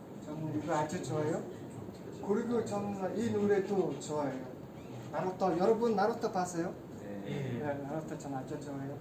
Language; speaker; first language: Korean; non-native, learner; Mongolian